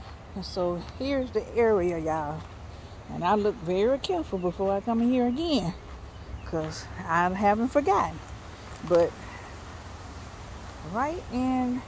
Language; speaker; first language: English; native; English